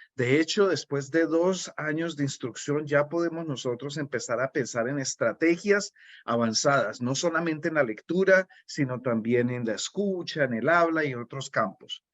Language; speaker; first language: Spanish; native; Spanish